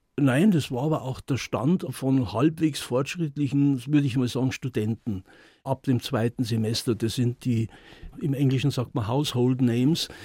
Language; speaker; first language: German; native; German